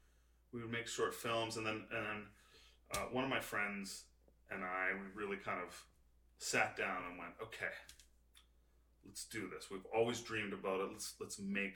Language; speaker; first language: English; native; English